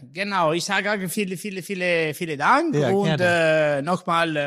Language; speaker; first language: German; non-native, learner; Italian